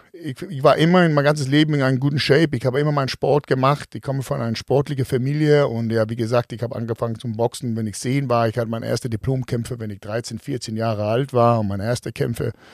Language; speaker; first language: German; non-native, fluent; Danish